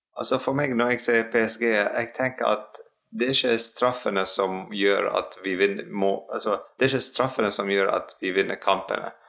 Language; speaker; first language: Norwegian; non-native, fluent; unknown